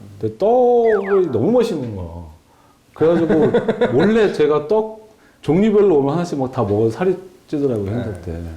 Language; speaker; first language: Korean; native; Korean